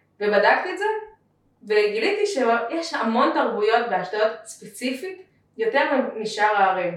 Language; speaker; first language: Hebrew; early bilingual, other home language; Russian